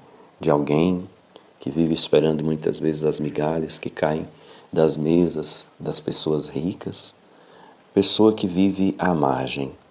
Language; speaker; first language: Portuguese; native; Portuguese